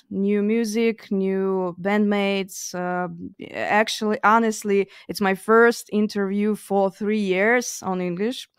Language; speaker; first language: English; non-native, fluent; Russian